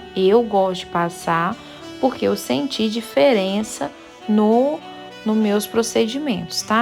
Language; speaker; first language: Portuguese; native; Portuguese